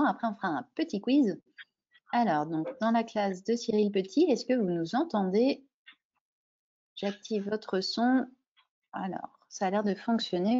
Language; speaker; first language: French; native; French